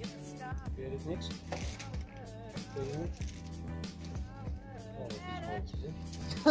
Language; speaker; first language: Dutch; native; Dutch